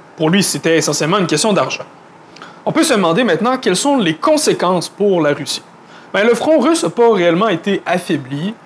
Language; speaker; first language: French; native; French